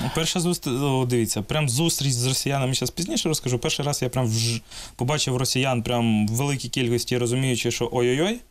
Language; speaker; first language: Ukrainian; non-native, local second language; Russian